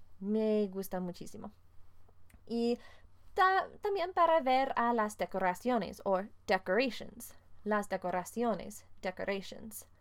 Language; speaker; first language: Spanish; non-native, fluent; English